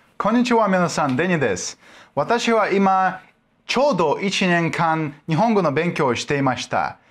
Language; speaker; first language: Japanese; non-native, learner; Russian